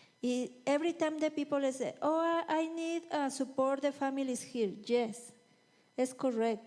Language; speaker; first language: English; non-native, learner; Spanish